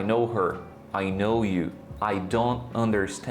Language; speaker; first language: English; non-native, fluent; Portuguese